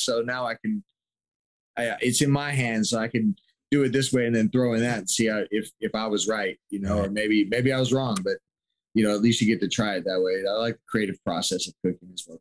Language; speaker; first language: English; native; English